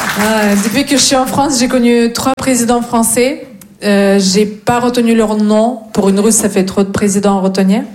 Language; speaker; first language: French; non-native, fluent; Russian